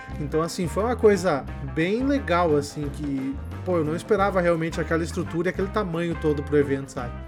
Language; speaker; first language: Portuguese; native; Portuguese